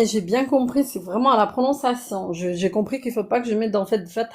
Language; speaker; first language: French; native; French